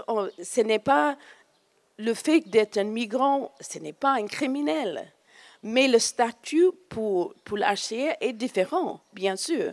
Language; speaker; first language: French; non-native, fluent; English